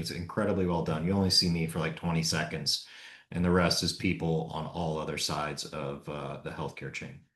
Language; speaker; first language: English; native; English